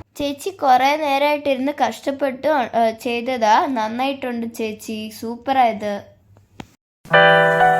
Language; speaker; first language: Malayalam; early bilingual, heritage; Malayalam